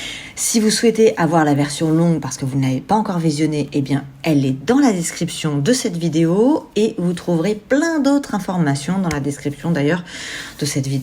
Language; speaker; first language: French; native; French